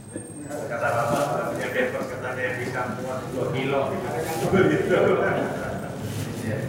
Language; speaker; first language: Indonesian; native; Indonesian